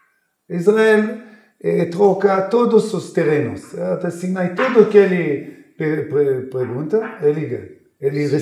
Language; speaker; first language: Portuguese; non-native, learner; Hebrew